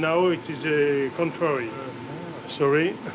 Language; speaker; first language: English; non-native, learner; French